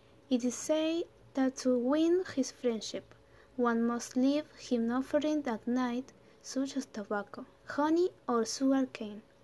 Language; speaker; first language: English; non-native, learner; Spanish